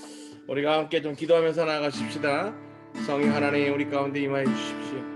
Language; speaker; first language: Korean; native; Korean